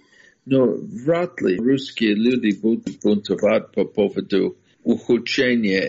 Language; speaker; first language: Russian; non-native, fluent; English